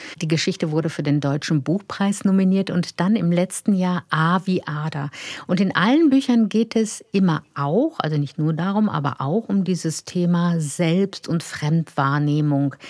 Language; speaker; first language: German; native; German